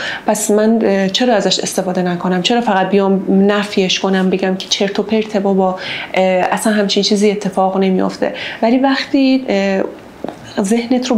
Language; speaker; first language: Persian; native; Persian